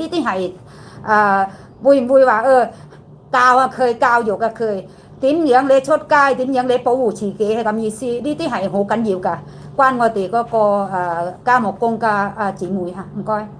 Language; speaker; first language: Cantonese; non-native, learner; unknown